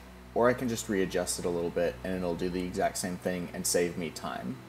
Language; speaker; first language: English; native; English